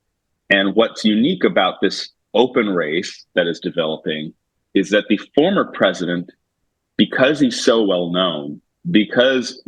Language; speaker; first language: English; native; English